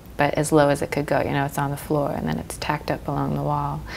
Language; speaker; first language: English; native; English